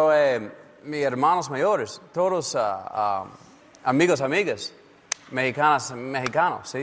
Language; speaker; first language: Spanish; non-native, learner; English